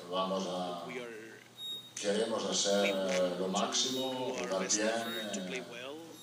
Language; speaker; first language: Spanish; non-native, fluent; Italian